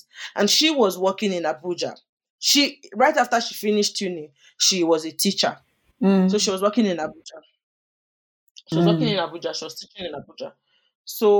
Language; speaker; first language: English; non-native, local second language; Yoruba